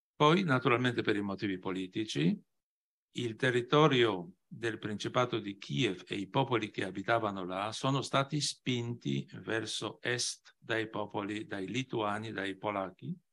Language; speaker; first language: Italian; non-native, fluent; Polish